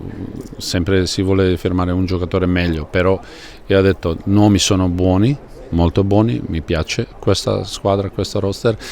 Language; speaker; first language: Italian; non-native, fluent; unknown